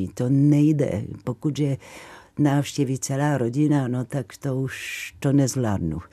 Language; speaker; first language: Czech; non-native, fluent; French